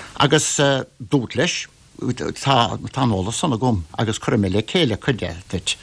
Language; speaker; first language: Irish; native; Irish